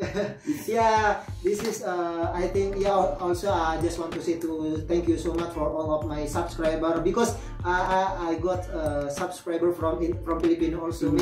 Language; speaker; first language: English; non-native, learner; Indonesian